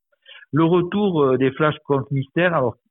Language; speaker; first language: French; native; French